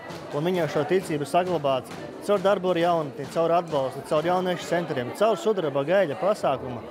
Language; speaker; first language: Latvian; native; Latvian